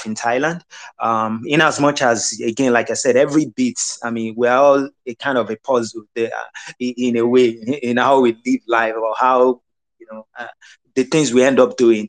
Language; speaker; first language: English; non-native, local second language; Yoruba